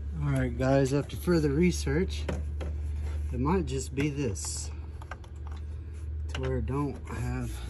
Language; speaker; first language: English; native; English